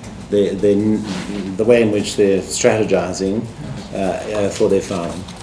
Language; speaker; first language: English; native; English